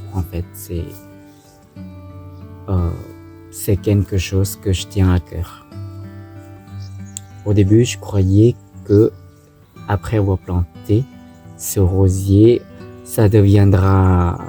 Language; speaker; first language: French; non-native, fluent; Thai